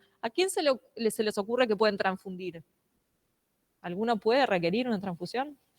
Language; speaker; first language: Spanish; native; Spanish